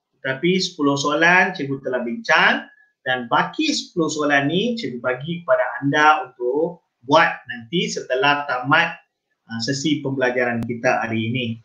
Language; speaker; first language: Malay; non-native, local second language; Tamil